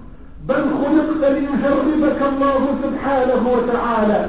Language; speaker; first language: Arabic; native; Arabic